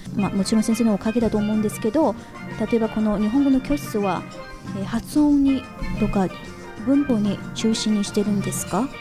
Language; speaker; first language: Japanese; non-native, fluent; Chinese